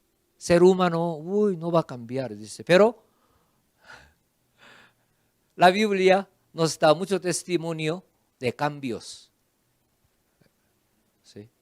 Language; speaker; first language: Spanish; non-native, fluent; Korean